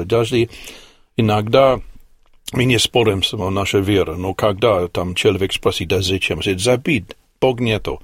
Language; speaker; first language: Russian; non-native, learner; English